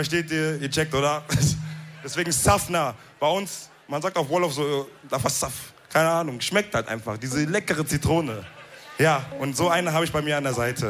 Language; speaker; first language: German; early bilingual, other home language; Wolof